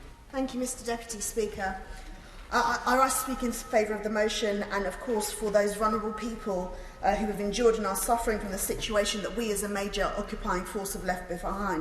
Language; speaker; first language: English; native; English